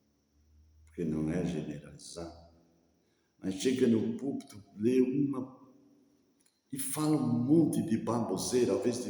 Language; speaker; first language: Portuguese; native; Portuguese